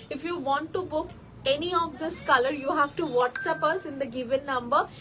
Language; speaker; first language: English; non-native, local second language; Bangla